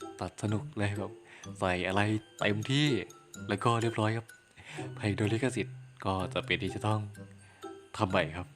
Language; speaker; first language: Thai; native; Thai